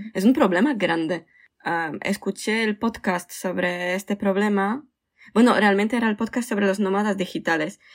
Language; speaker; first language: Spanish; non-native, fluent; Polish